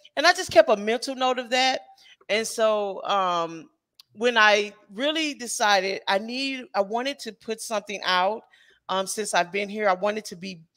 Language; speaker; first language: English; native; English